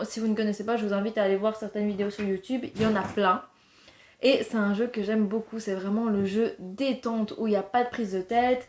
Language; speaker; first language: French; native; French